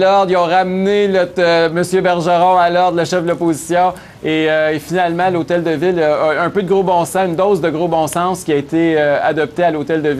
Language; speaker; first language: French; native; French